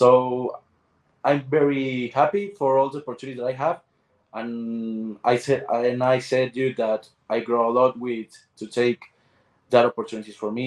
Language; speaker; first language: English; non-native, learner; Spanish